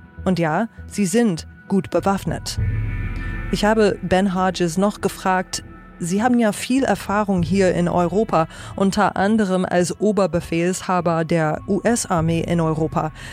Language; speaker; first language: German; native; German